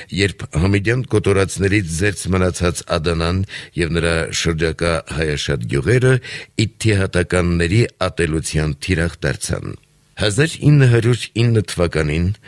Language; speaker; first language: Armenian; native; Armenian